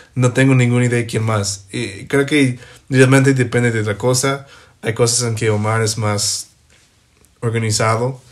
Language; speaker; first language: Spanish; non-native, fluent; English